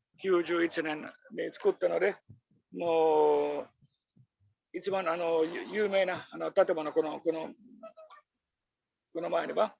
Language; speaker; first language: Japanese; non-native, fluent; Finnish